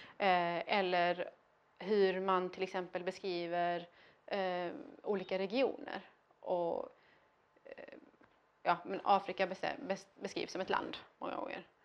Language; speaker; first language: Swedish; early bilingual, other home language; Arabic